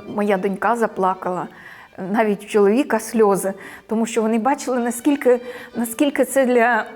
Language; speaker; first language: Ukrainian; native; Ukrainian